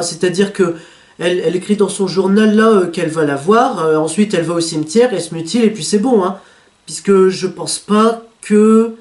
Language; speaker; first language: French; native; French